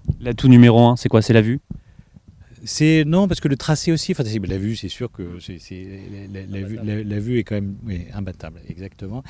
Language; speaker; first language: French; native; French